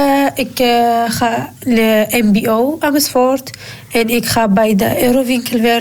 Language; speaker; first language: Dutch; non-native, learner; Kurdish